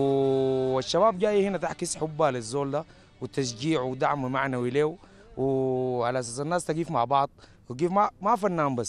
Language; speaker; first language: Arabic; native; Arabic